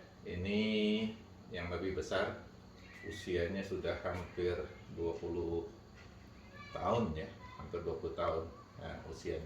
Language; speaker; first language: Indonesian; native; Indonesian